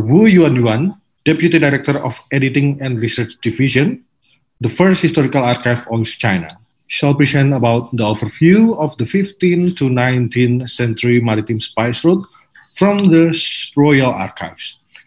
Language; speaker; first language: English; non-native, fluent; Indonesian